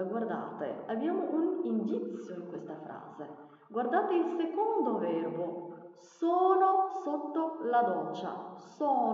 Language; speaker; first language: Italian; non-native, fluent; Arabic